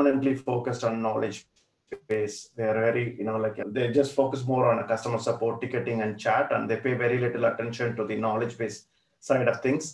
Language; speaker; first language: English; non-native, local second language; Tamil